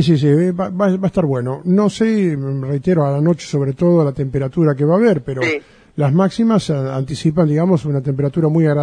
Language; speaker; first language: Spanish; native; Spanish